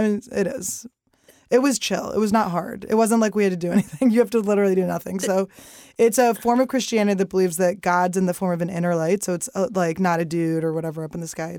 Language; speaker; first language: English; native; English